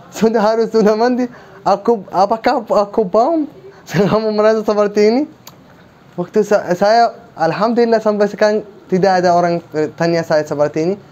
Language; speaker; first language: Indonesian; non-native, learner; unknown